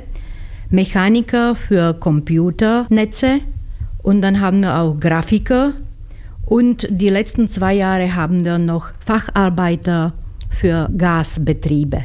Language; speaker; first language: German; non-native, fluent; Slovak